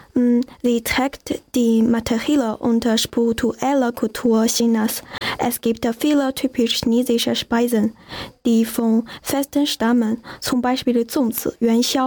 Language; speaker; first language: German; non-native, learner; Chinese